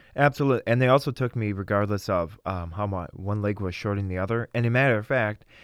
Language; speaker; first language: English; early bilingual, other home language; Russian